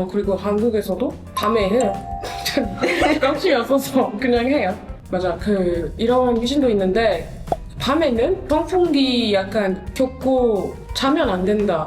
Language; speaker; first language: Korean; non-native, learner; French